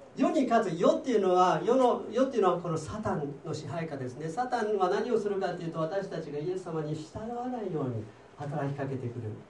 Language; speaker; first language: Japanese; native; Japanese